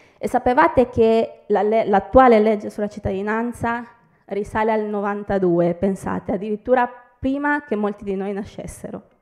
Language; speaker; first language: Italian; early bilingual, other home language; Spanish